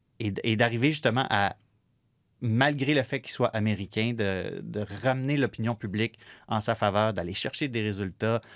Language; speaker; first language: French; native; French